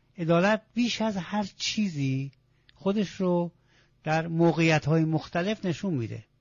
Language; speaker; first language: Persian; non-native, local second language; Azerbaijani